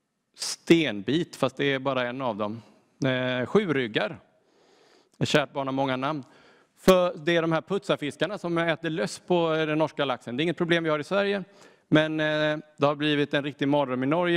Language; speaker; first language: Swedish; native; Swedish